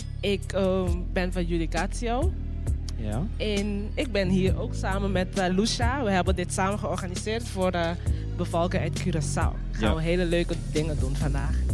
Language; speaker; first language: Dutch; non-native, local second language; Papiamento